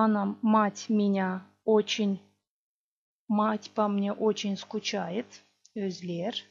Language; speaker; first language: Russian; non-native, local second language; Gagauz